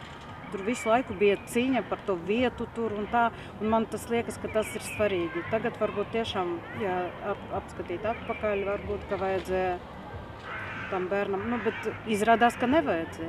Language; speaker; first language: Latvian; non-native, local second language; Russian